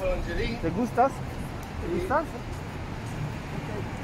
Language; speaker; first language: Spanish; non-native, learner; French